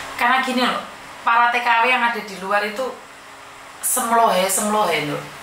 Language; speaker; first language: Indonesian; non-native, local second language; Javanese